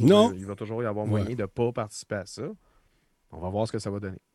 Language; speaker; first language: French; native; French